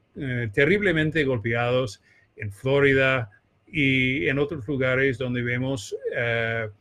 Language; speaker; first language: Spanish; non-native, fluent; English